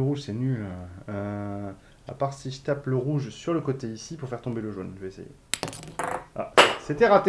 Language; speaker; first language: French; native; French